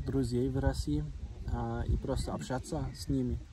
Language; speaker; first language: Russian; non-native, learner; German